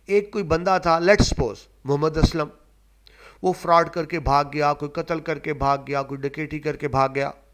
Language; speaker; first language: Urdu; non-native, local second language; Punjabi